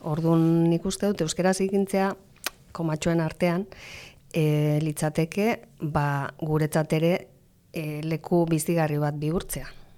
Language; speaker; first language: Basque; non-native, local second language; Spanish